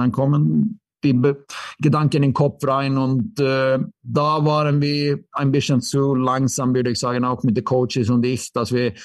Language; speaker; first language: German; non-native, fluent; Swedish